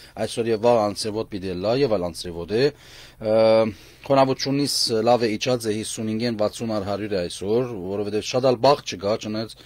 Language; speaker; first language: Armenian; native; Armenian